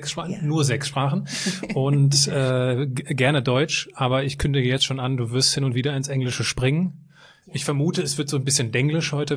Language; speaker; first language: German; native; German